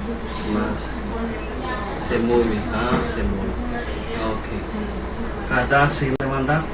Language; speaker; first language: Spanish; non-native, learner; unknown